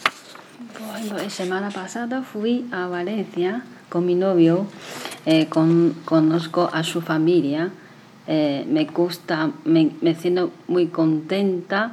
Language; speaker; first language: Spanish; non-native, learner; Chinese